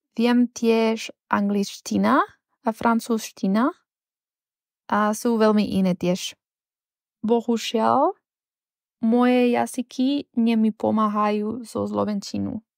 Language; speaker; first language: Slovak; non-native, learner; Spanish